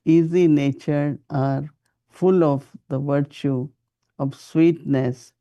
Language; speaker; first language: English; non-native, local second language; Hindi